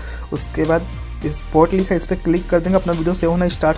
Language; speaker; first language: Hindi; native; Hindi